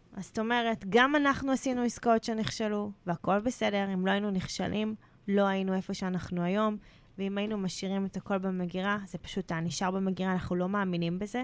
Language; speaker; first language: Hebrew; native; Hebrew